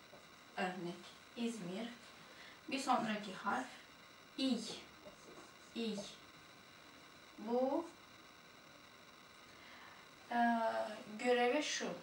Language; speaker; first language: Turkish; non-native, fluent; Russian